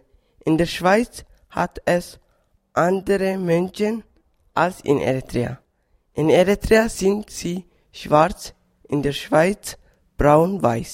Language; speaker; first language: German; non-native, learner; Tigrinya